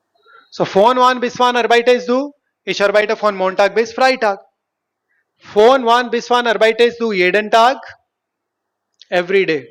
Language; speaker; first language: German; non-native, fluent; Hindi